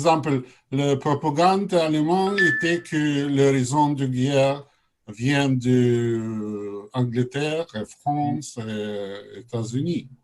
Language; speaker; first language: French; non-native, learner; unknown